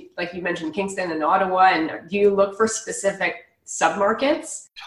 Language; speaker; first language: English; native; English